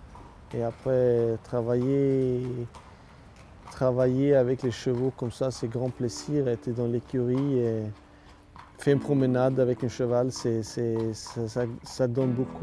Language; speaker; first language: French; non-native, learner; Swedish